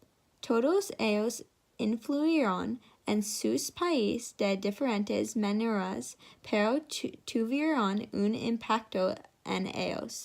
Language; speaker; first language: Spanish; non-native, learner; English